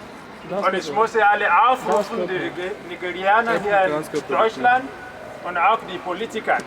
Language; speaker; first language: German; non-native, learner; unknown